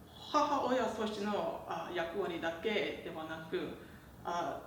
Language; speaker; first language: Japanese; non-native, learner; English